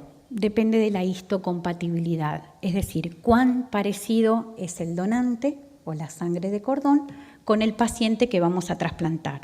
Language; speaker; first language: Spanish; native; Spanish